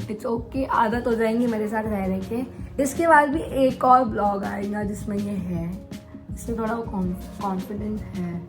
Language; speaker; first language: Hindi; native; Hindi